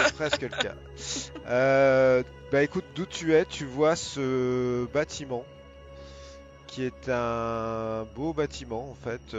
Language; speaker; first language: French; native; French